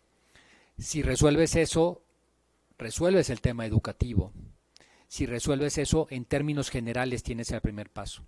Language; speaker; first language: Spanish; native; Spanish